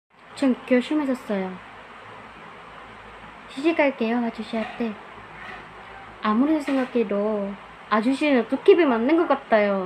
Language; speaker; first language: Korean; non-native, learner; Malay